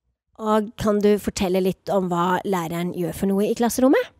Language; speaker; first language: Norwegian; native; Norwegian